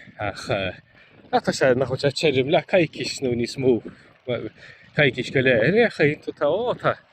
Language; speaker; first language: Irish; native; Irish